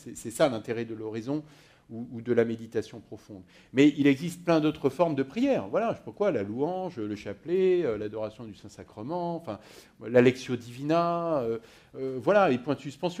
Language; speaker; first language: French; native; French